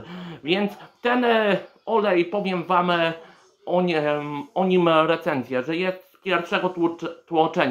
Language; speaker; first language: Polish; native; Polish